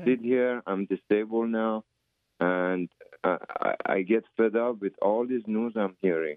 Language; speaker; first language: English; native; English